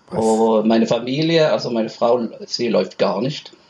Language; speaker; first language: German; non-native, fluent; Norwegian